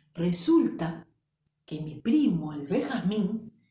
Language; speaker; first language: Spanish; native; Spanish